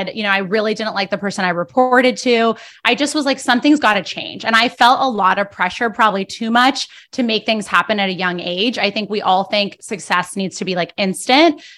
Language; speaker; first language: English; early bilingual, other home language; Spanish